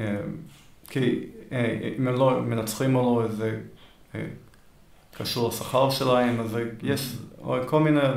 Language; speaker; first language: Hebrew; early bilingual, heritage; Hebrew